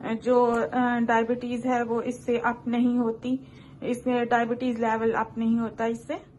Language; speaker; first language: Urdu; non-native, local second language; Punjabi